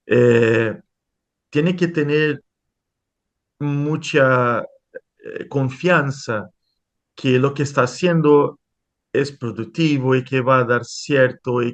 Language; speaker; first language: Spanish; non-native, fluent; Portuguese